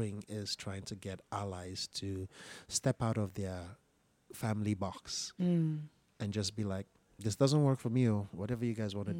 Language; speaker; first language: English; non-native, local second language; Igbo